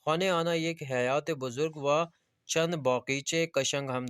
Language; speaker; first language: Persian; non-native, fluent; Urdu